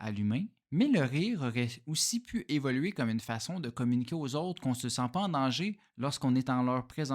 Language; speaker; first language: French; native; French